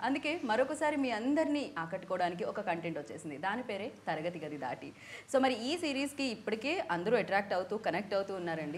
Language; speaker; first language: Telugu; native; Telugu